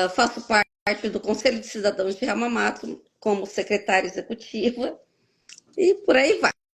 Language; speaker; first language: Portuguese; native; Portuguese